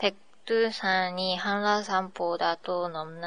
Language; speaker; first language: Korean; non-native, learner; Japanese